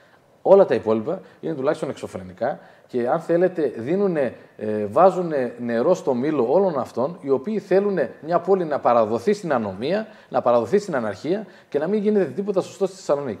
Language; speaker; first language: Greek; native; Greek